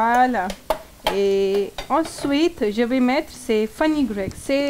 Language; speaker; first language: French; non-native, learner; Hindi